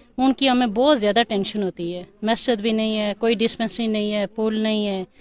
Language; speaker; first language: Urdu; non-native, local second language; Pahari-Potwari